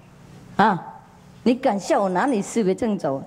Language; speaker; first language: Chinese; non-native, fluent; Vietnamese